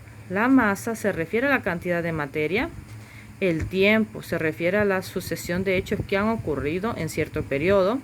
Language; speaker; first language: Spanish; native; Spanish